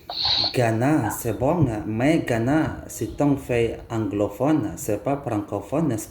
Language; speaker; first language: French; non-native, learner; Indonesian